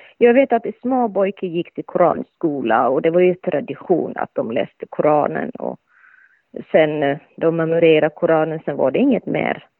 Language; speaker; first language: Swedish; non-native, fluent; Somali